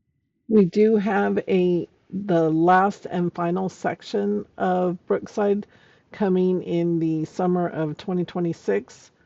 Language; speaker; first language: English; native; English